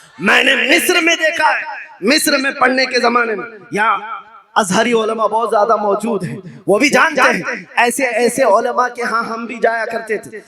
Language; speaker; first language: Urdu; native; Urdu